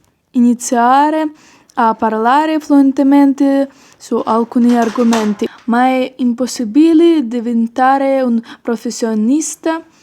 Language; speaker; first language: Italian; non-native, learner; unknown